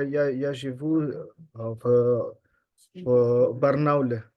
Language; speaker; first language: Russian; non-native, learner; Indonesian